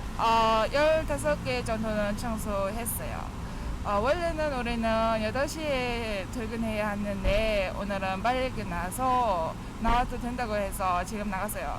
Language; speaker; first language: Korean; non-native, fluent; Mongolian